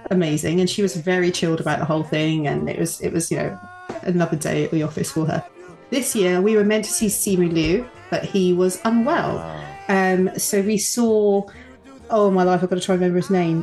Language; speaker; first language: English; native; English